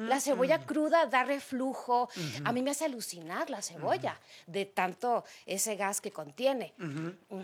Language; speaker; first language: Spanish; native; Spanish